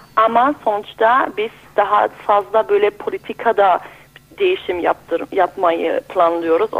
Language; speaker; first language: Turkish; early bilingual, heritage; Turkish